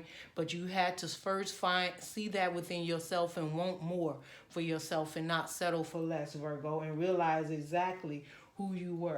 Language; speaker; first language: English; native; English